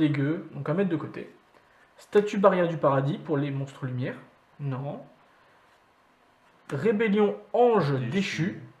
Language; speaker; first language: French; native; French